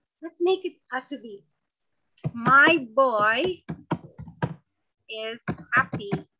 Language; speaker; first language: English; non-native, fluent; Indonesian